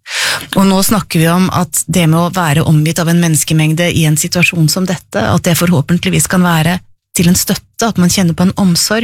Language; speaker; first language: Norwegian; native; Norwegian